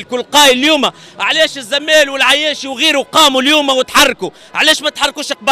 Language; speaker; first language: Arabic; native; Arabic